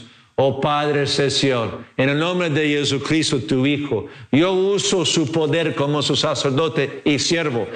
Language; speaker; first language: Spanish; non-native, fluent; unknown